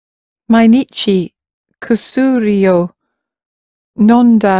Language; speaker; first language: Japanese; non-native, learner; English